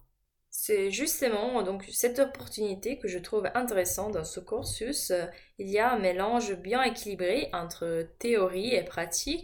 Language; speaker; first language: French; non-native, fluent; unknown